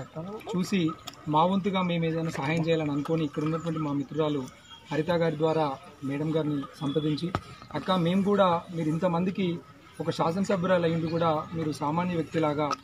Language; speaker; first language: Telugu; native; Telugu